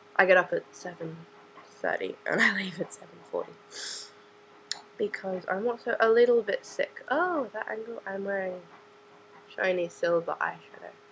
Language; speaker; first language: English; native; English